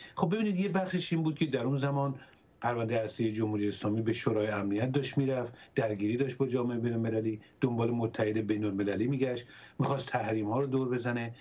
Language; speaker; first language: Persian; native; Persian